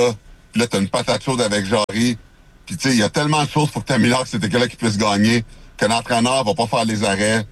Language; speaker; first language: French; native; French